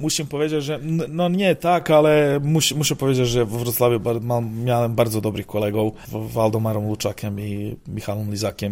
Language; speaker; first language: Polish; non-native, learner; Serbian